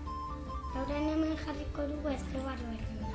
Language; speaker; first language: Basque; non-native, local second language; Spanish